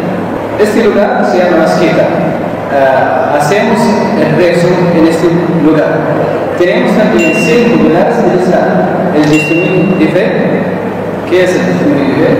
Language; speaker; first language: Spanish; non-native, learner; Arabic